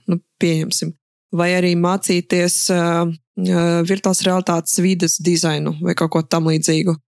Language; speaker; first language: Latvian; non-native, local second language; Russian